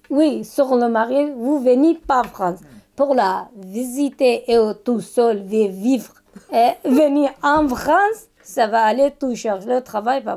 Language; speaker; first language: French; non-native, learner; Kurdish